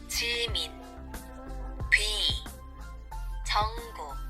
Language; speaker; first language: Korean; non-native, fluent; Spanish